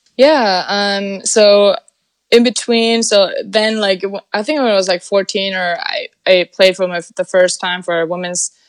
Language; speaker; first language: English; non-native, fluent; German